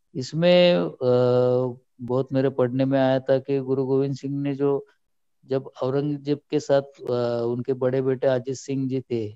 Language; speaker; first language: Hindi; non-native, local second language; Marathi